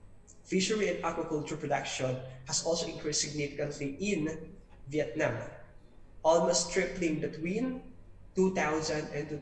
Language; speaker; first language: English; non-native, fluent; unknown